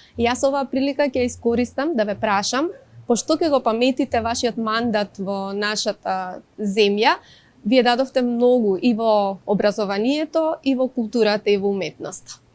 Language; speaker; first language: Macedonian; native; Macedonian